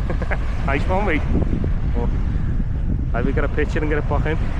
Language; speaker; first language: English; native; English